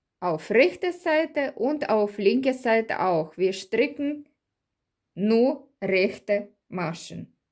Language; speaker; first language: German; non-native, learner; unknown